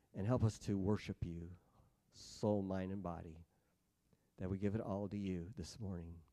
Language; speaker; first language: English; native; English